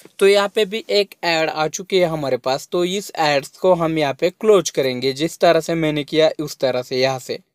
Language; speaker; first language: Hindi; non-native, local second language; Marathi